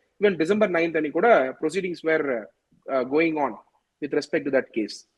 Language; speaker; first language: English; non-native, local second language; Tamil